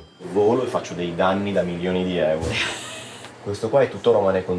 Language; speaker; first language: Italian; native; Italian